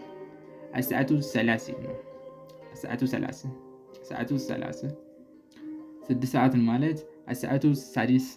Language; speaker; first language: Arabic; non-native, fluent; Amharic